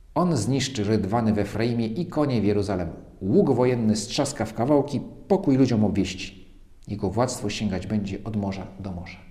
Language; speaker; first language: Polish; native; Polish